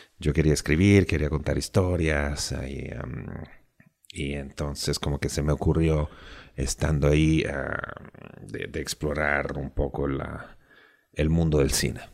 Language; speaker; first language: Spanish; non-native, fluent; Italian